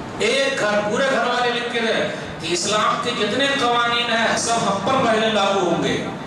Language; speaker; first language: Urdu; non-native, local second language; Hindi